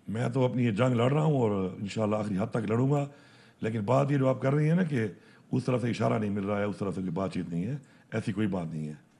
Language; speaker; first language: Urdu; non-native, local second language; Pashto